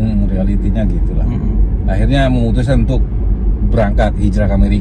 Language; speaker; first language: Indonesian; native; Indonesian